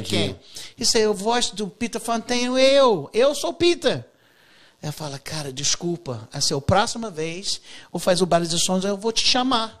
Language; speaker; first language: Portuguese; non-native, learner; English